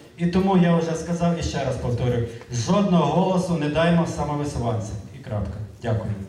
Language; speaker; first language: Ukrainian; native; Ukrainian